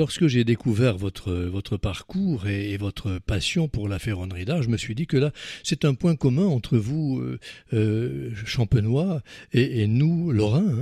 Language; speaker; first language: French; native; French